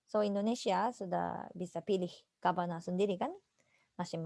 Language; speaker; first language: Indonesian; non-native, fluent; Japanese